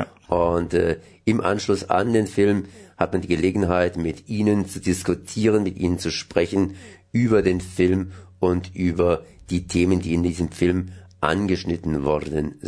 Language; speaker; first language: German; native; German